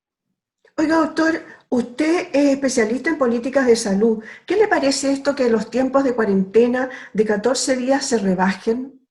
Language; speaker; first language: Spanish; native; Spanish